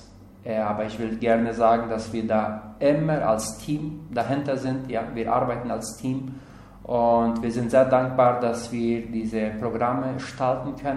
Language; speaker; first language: German; non-native, learner; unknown